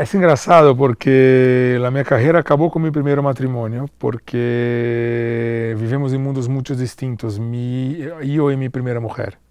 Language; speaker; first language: Spanish; non-native, learner; Portuguese